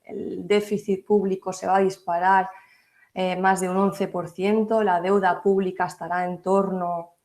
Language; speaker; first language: Spanish; native; Spanish